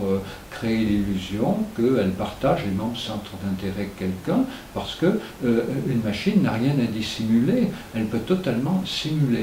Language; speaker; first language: French; native; French